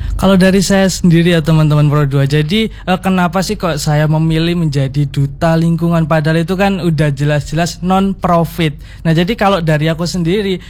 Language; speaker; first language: Indonesian; native; Indonesian